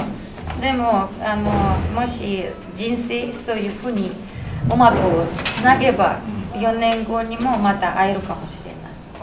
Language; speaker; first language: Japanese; non-native, fluent; Russian